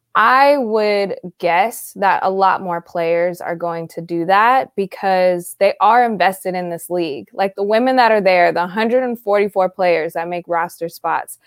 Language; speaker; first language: English; native; English